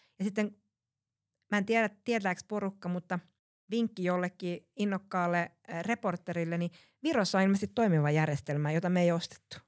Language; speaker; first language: Finnish; early bilingual, heritage; Finnish